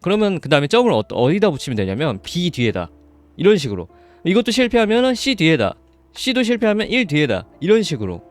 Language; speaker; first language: Korean; native; Korean